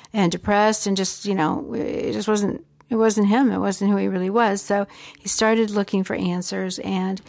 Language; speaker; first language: English; native; English